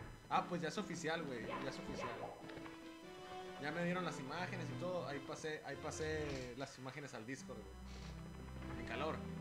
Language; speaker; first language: Spanish; native; Spanish